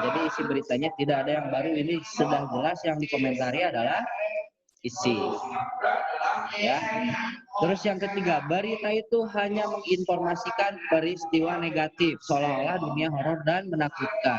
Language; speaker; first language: Indonesian; native; Indonesian